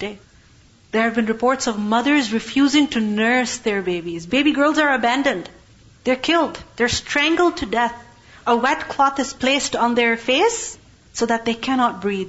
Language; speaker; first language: English; non-native, local second language; Urdu